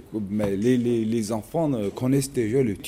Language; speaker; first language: French; non-native, fluent; Turkish